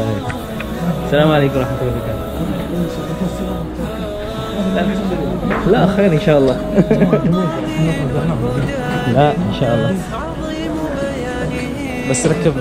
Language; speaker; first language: Arabic; non-native, learner; Filipino